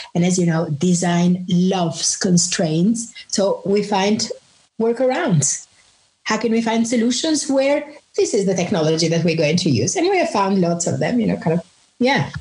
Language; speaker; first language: English; non-native, fluent; Albanian